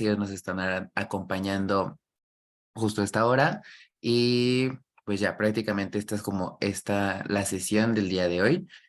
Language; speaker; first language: Spanish; native; Spanish